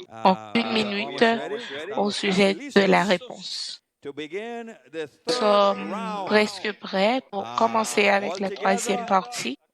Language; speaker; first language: French; non-native, fluent; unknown